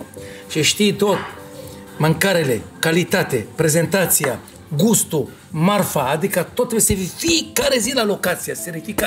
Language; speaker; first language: Romanian; non-native, fluent; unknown